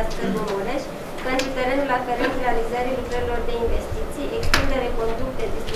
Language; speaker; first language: Romanian; native; Romanian